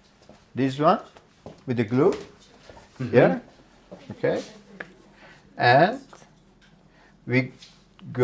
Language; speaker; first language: English; non-native, learner; Italian